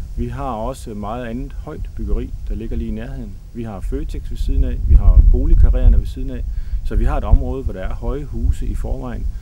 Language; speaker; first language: Danish; native; Danish